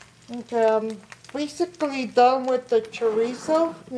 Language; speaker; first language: English; early bilingual, other home language; Spanish